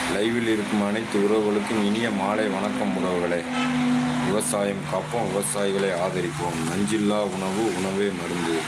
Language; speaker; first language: Tamil; native; Tamil